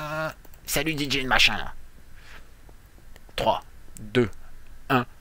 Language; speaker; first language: French; native; French